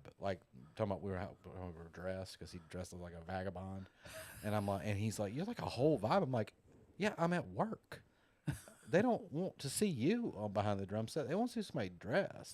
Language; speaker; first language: English; native; English